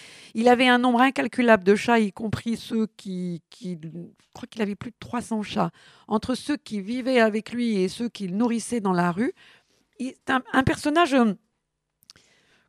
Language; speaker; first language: French; native; French